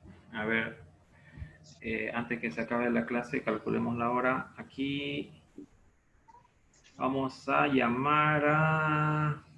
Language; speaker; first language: Spanish; native; Spanish